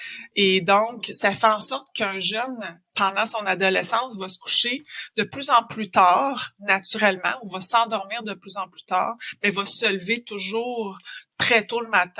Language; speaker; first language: French; native; French